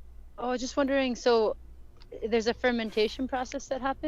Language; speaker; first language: English; native; English